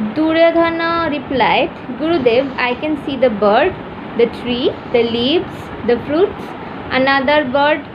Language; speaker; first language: English; non-native, local second language; Bangla